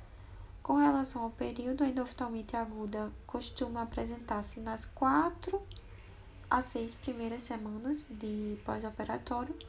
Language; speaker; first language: Portuguese; native; Portuguese